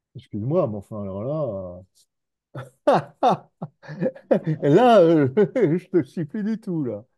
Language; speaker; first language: French; native; French